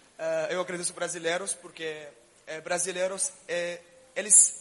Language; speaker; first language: Portuguese; non-native, learner; Arabic